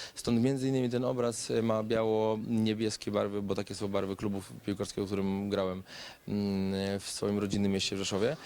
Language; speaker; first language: Polish; native; Polish